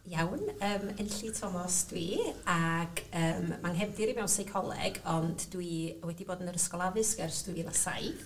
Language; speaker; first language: Welsh; native; Welsh